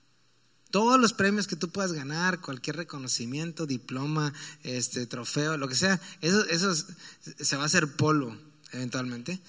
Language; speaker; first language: Spanish; native; Spanish